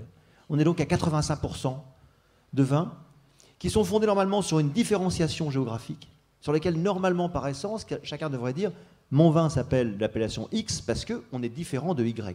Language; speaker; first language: French; native; French